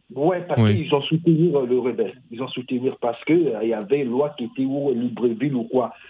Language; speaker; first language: French; non-native, local second language; Sango